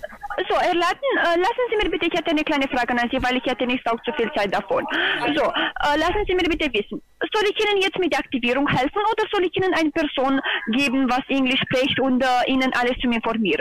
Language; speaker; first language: German; non-native, learner; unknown